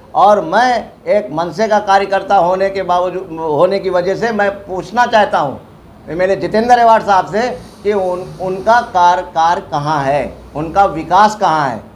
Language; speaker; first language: Hindi; non-native, local second language; Urdu